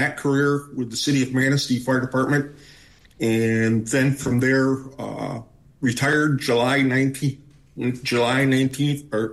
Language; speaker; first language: English; native; English